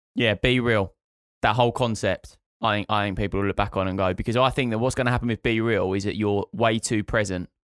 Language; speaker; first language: English; native; English